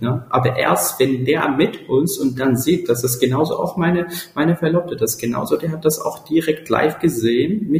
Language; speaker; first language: German; non-native, fluent; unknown